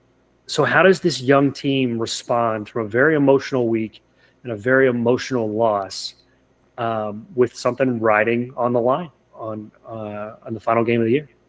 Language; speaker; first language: English; native; English